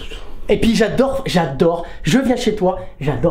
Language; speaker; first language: French; native; French